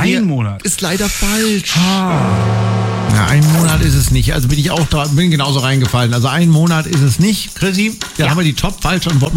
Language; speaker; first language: German; native; German